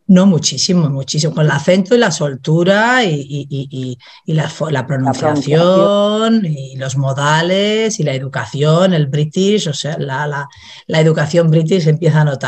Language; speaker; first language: Spanish; native; Spanish